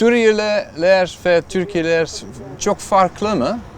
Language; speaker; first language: Turkish; non-native, learner; Dutch